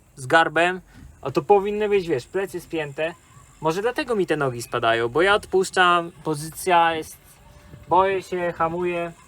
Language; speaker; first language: Polish; native; Polish